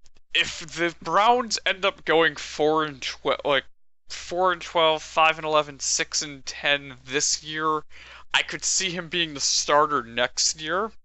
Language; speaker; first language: English; native; English